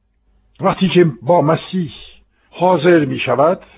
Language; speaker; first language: Persian; non-native, fluent; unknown